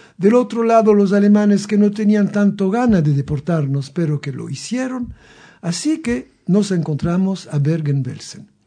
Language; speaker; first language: Spanish; non-native, fluent; French